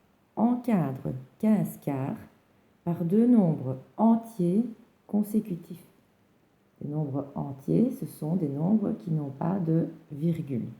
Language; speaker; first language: French; native; French